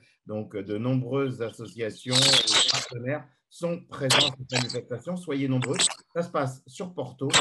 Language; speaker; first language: French; native; French